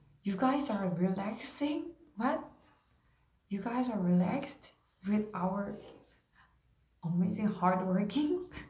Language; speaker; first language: English; non-native, learner; Korean